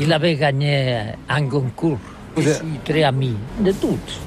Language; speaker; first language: French; non-native, learner; Catalan